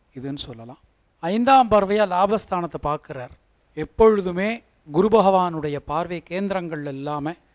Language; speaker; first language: Tamil; native; Tamil